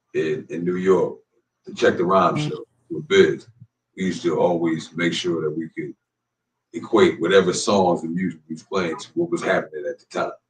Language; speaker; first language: English; native; English